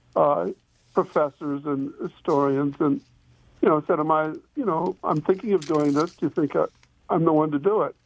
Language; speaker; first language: English; native; English